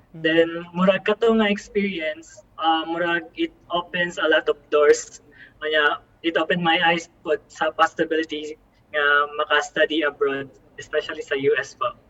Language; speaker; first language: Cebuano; native; Cebuano